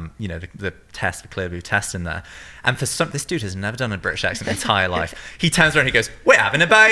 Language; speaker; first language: English; native; English